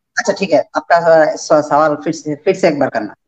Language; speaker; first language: Hindi; non-native, learner; Bangla